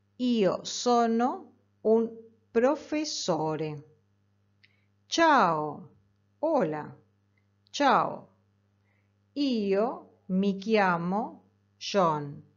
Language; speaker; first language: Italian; non-native, fluent; Spanish